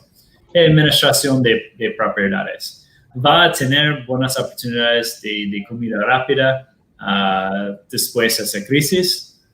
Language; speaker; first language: Spanish; non-native, fluent; Portuguese